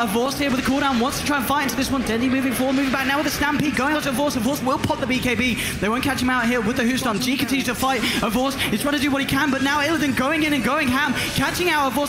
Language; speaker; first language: English; native; English